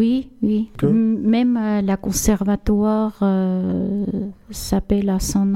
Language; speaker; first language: French; non-native, learner; Armenian